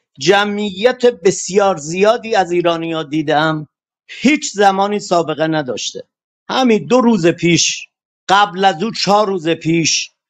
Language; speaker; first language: Persian; non-native, local second language; Kurdish